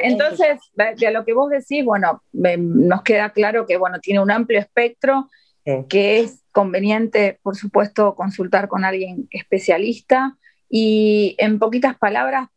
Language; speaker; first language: Spanish; native; Spanish